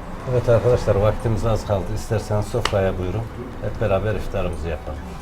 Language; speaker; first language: Turkish; native; Turkish